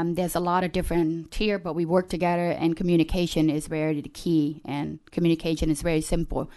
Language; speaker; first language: English; early bilingual, other home language; Khmer